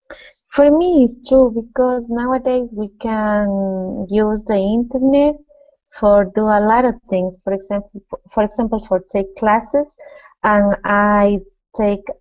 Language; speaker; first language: English; non-native, learner; Spanish